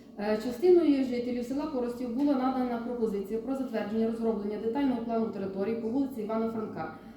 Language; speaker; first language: Ukrainian; native; Ukrainian